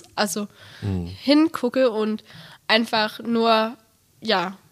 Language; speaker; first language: German; early bilingual, heritage; Danish